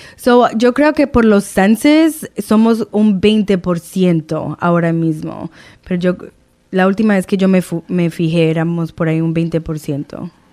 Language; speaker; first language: Spanish; early bilingual, heritage; Spanish